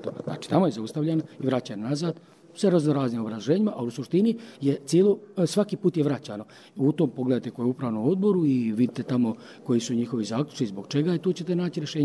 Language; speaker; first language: Croatian; native; Croatian